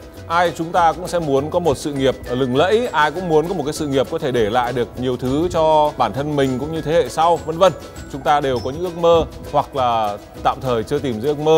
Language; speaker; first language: Vietnamese; native; Vietnamese